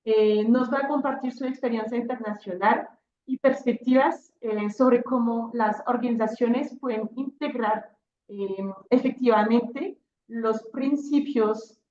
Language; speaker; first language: Spanish; non-native, fluent; French